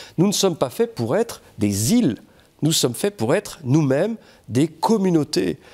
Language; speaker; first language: French; native; French